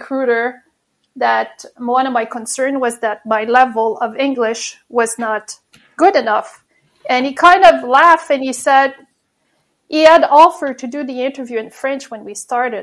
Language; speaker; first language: English; non-native, fluent; French